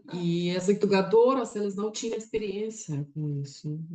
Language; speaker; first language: Portuguese; non-native, fluent; Russian